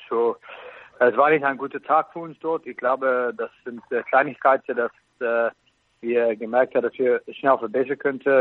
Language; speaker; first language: German; non-native, fluent; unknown